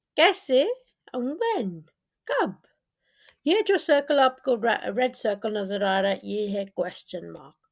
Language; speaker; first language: Urdu; non-native, local second language; Punjabi